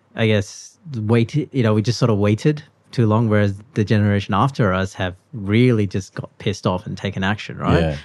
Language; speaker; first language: English; native; English